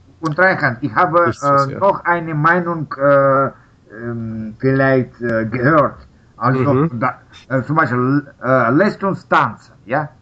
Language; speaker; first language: German; non-native, learner; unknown